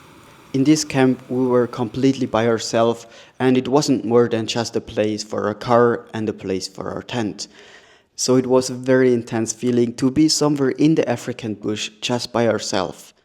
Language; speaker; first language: English; non-native, fluent; German